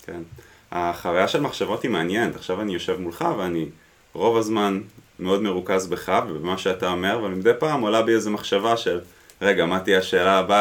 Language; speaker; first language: Hebrew; native; Hebrew